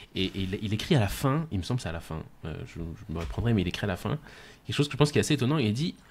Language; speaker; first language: French; native; French